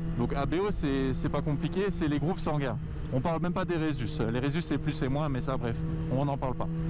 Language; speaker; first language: French; native; French